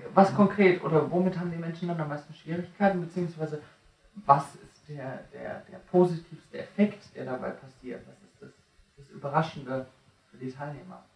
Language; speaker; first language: German; native; German